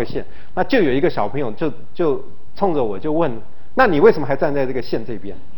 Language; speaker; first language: Chinese; native; Chinese